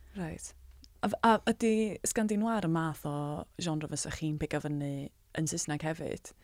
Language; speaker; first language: Welsh; native; Welsh